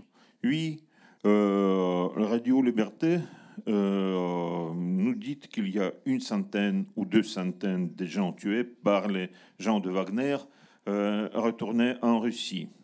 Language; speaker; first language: French; non-native, learner; Russian